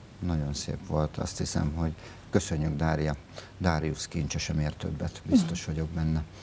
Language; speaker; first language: Hungarian; native; Hungarian